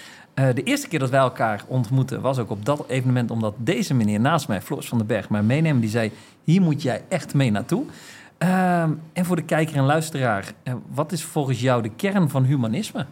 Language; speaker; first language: Dutch; native; Dutch